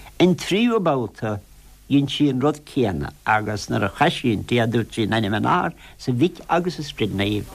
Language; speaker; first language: Irish; native; Irish